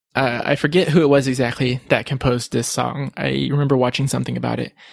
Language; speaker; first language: English; early bilingual, other home language; Spanish